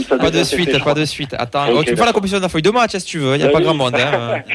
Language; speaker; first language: French; native; French